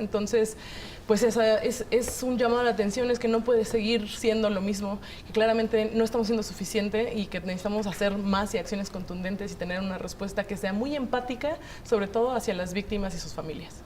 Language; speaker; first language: Spanish; native; Spanish